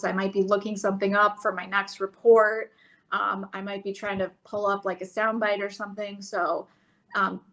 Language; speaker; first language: English; native; English